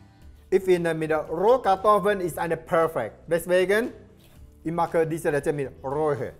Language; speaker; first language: German; non-native, learner; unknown